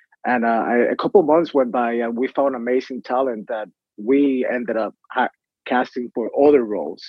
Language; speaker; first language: English; non-native, fluent; Spanish